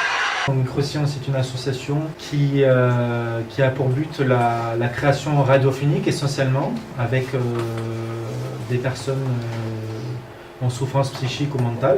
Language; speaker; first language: French; native; French